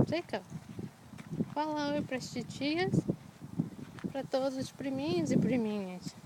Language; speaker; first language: Portuguese; early bilingual, heritage; Portuguese